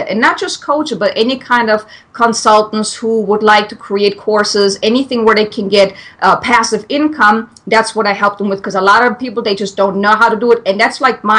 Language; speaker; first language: English; non-native, fluent; German